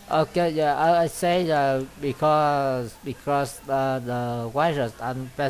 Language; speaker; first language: English; non-native, learner; Vietnamese